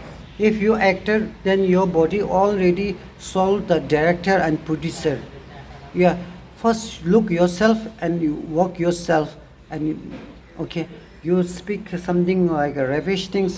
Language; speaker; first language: English; non-native, learner; Tibetan